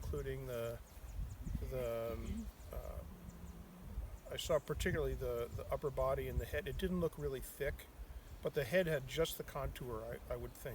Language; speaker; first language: English; native; English